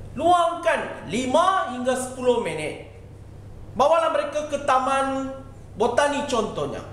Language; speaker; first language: Malay; non-native, local second language; Tamil